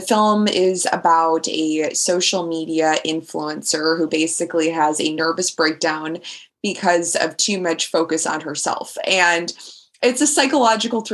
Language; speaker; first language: English; native; English